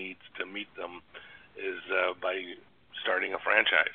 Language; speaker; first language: English; native; English